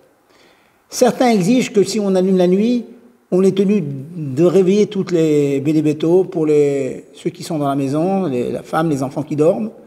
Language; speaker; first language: French; native; French